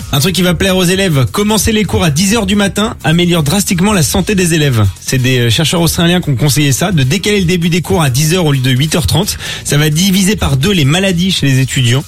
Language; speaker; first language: French; native; French